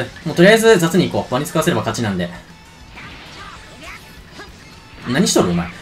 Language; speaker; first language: Japanese; native; Japanese